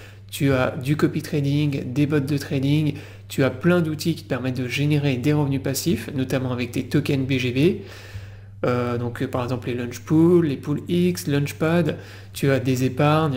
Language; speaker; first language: French; native; French